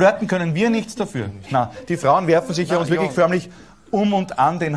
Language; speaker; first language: German; native; German